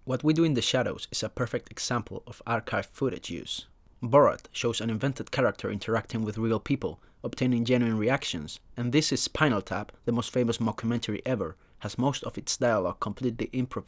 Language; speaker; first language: English; non-native, fluent; Spanish